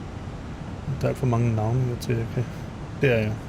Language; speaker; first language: Danish; native; Danish